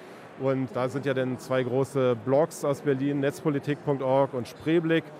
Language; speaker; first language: German; native; German